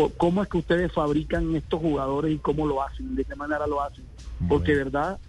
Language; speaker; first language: Spanish; native; Spanish